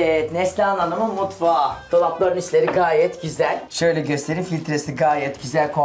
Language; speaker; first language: Turkish; native; Turkish